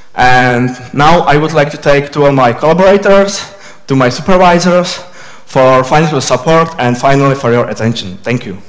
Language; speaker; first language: English; non-native, fluent; Czech